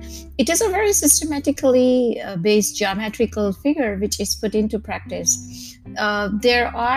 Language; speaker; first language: English; non-native, local second language; Gujarati